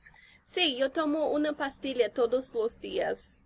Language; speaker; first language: Spanish; non-native, learner; English